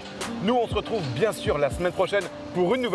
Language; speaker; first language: French; native; French